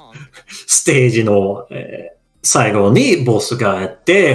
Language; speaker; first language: Japanese; non-native, learner; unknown